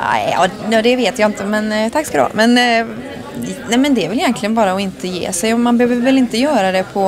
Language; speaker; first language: Swedish; native; Swedish